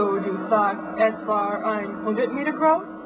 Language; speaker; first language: German; non-native, learner; English